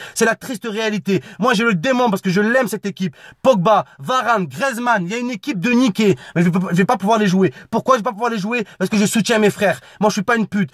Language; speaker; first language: French; native; French